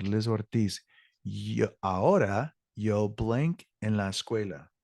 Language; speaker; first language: Spanish; non-native, learner; English